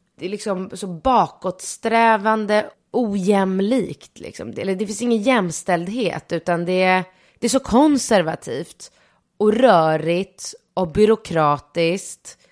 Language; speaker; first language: Swedish; early bilingual, other home language; Polish